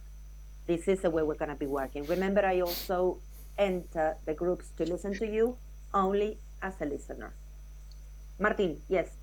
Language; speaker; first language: English; non-native, fluent; Spanish